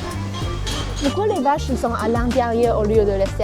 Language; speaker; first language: French; non-native, learner; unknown